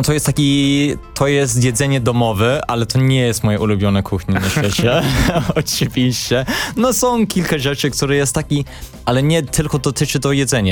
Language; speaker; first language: Polish; non-native, learner; English